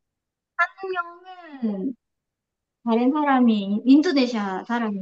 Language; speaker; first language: Korean; non-native, learner; Indonesian